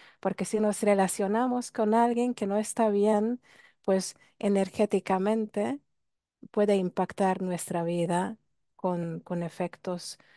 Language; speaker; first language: Spanish; non-native, fluent; Hungarian